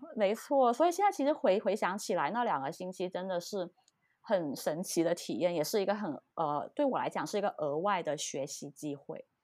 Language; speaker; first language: Chinese; non-native, local second language; Cantonese